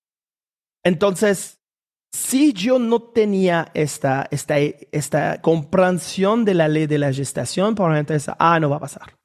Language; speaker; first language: Spanish; non-native, fluent; French